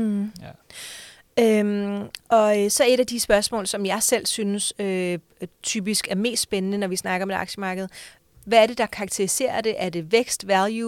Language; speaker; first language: Danish; native; Danish